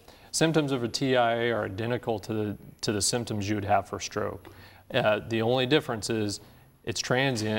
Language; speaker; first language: English; native; English